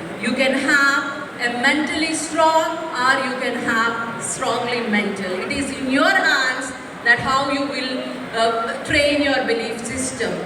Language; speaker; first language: English; non-native, local second language; Telugu